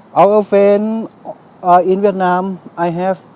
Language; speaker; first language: English; non-native, learner; Thai